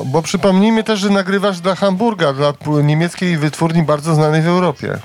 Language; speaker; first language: Polish; native; Polish